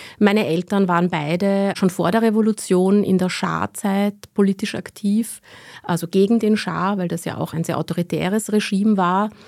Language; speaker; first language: German; early bilingual, other home language; Persian